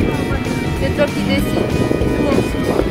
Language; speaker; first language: French; native; French